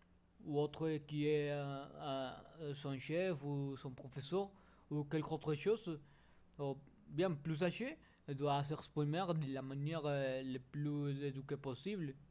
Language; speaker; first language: French; non-native, learner; Spanish